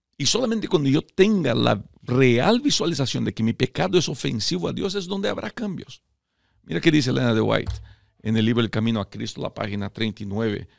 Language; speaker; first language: Spanish; early bilingual, heritage; Spanish